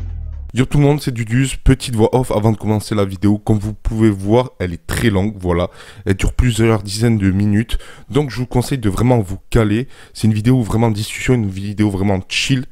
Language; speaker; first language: French; native; French